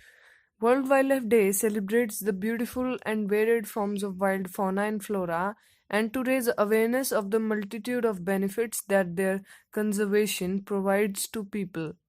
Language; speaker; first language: English; non-native, local second language; Hindi